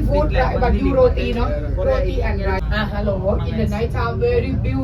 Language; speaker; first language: English; non-native, learner; Thai